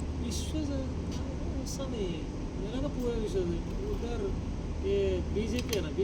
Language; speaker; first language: Hindi; non-native, local second language; Malayalam